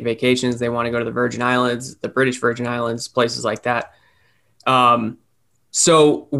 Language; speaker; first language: English; native; English